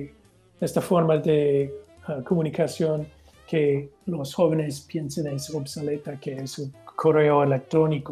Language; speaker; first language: Spanish; non-native, fluent; English